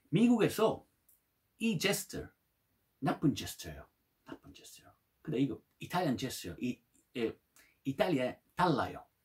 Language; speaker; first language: Korean; non-native, learner; Italian